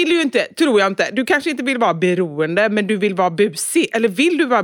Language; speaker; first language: Swedish; native; Swedish